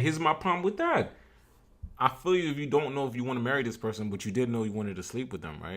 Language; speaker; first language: English; native; English